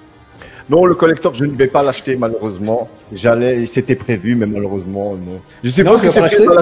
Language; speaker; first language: French; native; French